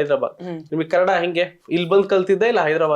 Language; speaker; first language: Kannada; native; Kannada